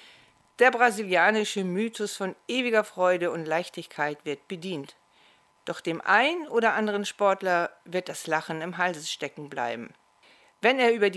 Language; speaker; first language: German; native; German